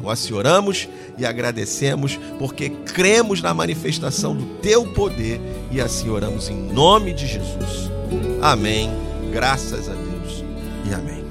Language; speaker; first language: Portuguese; native; Portuguese